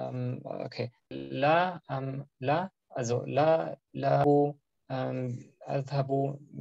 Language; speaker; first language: Arabic; non-native, learner; German